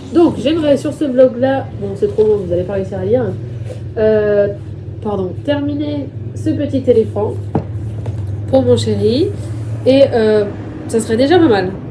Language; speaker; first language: French; native; French